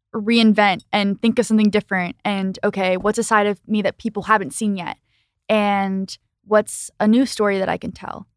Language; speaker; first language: English; native; English